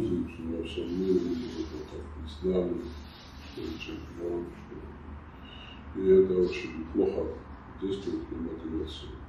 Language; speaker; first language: Russian; non-native, fluent; Georgian